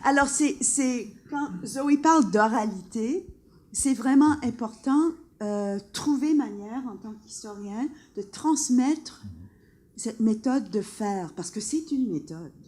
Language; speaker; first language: French; non-native, local second language; English